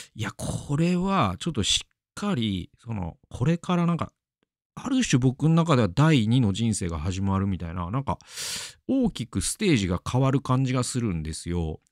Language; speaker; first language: Japanese; native; Japanese